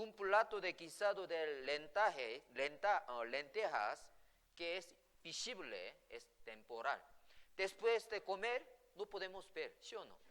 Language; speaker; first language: Spanish; non-native, fluent; Korean